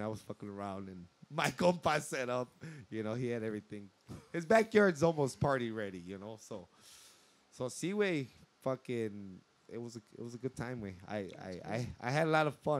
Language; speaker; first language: English; early bilingual, other home language; Spanish